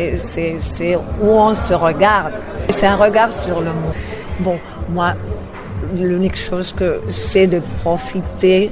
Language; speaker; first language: French; non-native, fluent; Spanish